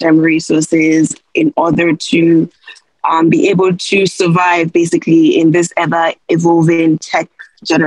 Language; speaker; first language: English; non-native, local second language; Yoruba